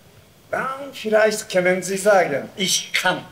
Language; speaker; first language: German; non-native, learner; Japanese